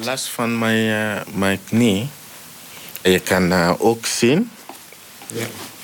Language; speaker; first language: Dutch; non-native, learner; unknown